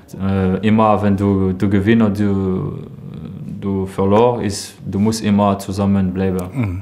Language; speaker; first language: German; non-native, learner; French